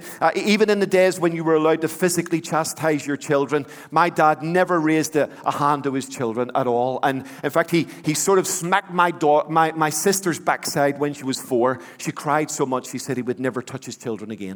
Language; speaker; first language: English; native; English